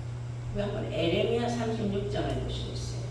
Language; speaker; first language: Korean; native; Korean